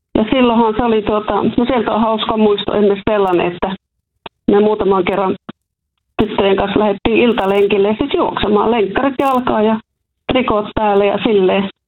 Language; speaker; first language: Finnish; native; Finnish